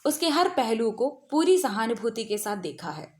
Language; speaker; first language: Hindi; non-native, local second language; Malayalam